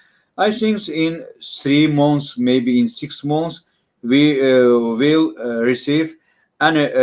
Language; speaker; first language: English; non-native, learner; Russian